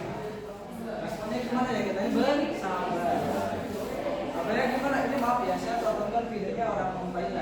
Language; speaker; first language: Indonesian; native; Indonesian